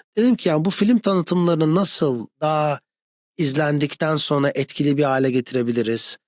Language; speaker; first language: Turkish; early bilingual, other home language; English